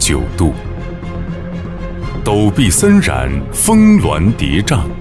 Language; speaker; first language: Chinese; native; Chinese